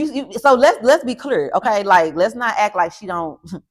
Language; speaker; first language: English; native; English